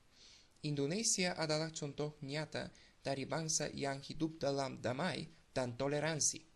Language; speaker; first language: Indonesian; non-native, learner; Bulgarian